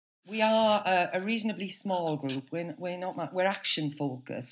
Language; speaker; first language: English; native; English